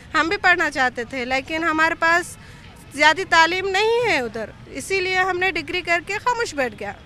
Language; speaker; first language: Hindi; non-native, local second language; Urdu